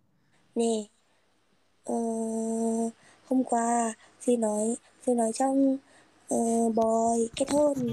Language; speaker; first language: Vietnamese; non-native, learner; Indonesian